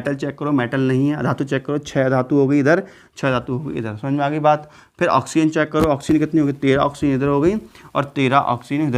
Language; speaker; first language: Hindi; native; Hindi